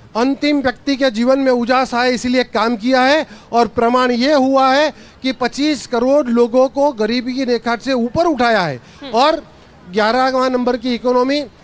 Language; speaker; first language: Hindi; non-native, local second language; Gujarati